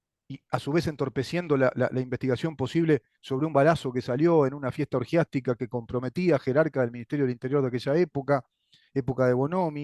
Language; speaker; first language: Spanish; native; Spanish